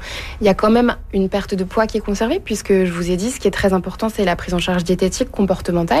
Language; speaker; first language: French; native; French